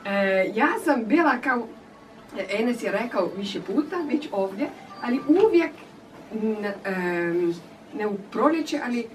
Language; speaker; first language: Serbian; non-native, learner; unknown